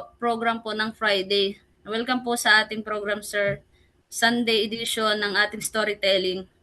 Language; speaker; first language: Filipino; non-native, local second language; Bikol